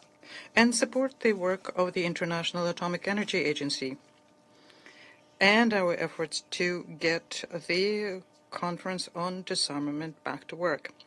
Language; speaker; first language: English; non-native, fluent; Portuguese